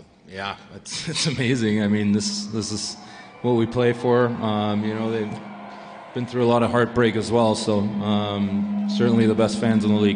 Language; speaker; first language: English; non-native, fluent; German